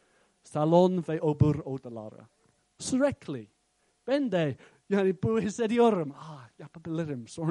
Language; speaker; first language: Turkish; non-native, fluent; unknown